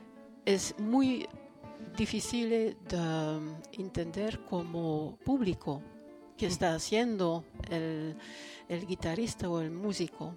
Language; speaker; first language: Spanish; non-native, fluent; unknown